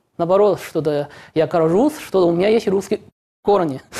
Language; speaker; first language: Russian; non-native, learner; Chinese